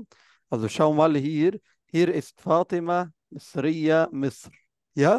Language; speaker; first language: German; non-native, fluent; Arabic